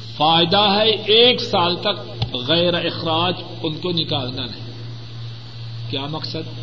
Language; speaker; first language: Urdu; non-native, local second language; Punjabi